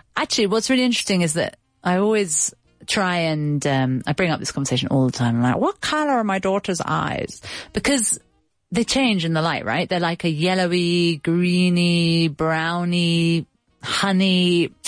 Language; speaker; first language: English; native; English